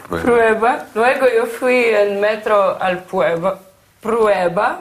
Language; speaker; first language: Spanish; non-native, learner; Russian